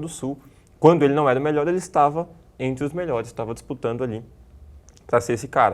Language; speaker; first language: Portuguese; native; Portuguese